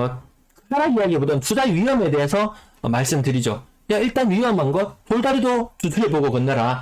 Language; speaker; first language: Korean; native; Korean